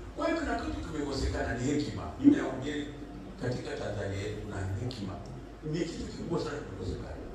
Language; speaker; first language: Swahili; native; Swahili